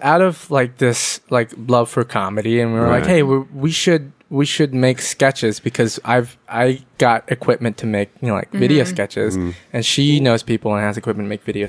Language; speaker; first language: English; early bilingual, other home language; Vietnamese